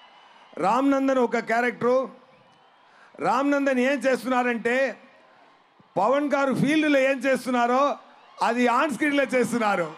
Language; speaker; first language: Telugu; non-native, fluent; Tamil